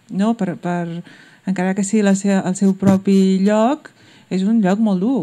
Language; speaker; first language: Catalan; early bilingual, other home language; Berber languages